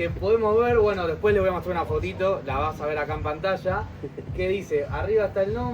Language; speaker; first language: Spanish; native; Spanish